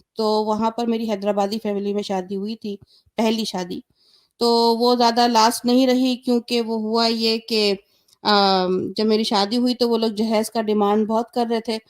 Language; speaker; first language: Urdu; native; Urdu